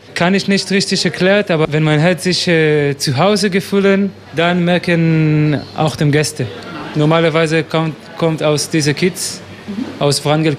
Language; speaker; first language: German; non-native, learner; Hebrew